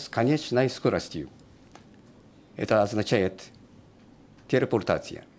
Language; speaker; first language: Russian; non-native, learner; Japanese